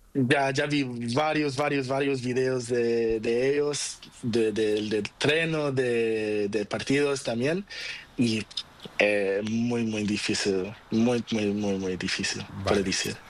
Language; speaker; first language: Spanish; non-native, learner; Portuguese